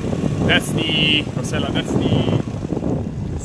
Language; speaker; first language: English; non-native, fluent; Italian